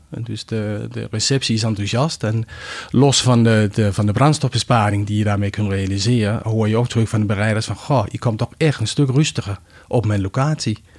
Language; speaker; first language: Dutch; non-native, fluent; Danish